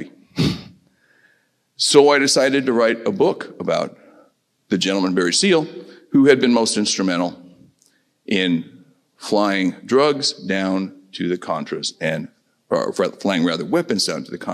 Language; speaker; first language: English; native; English